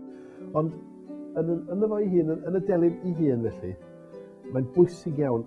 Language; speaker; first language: Welsh; native; Welsh